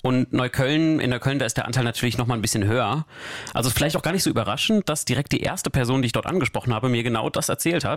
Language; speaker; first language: German; native; German